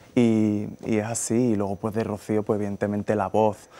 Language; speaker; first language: Spanish; native; Spanish